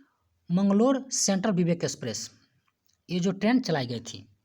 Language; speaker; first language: Hindi; native; Hindi